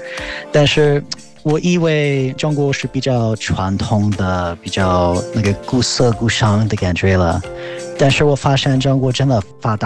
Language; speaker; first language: Chinese; non-native, fluent; English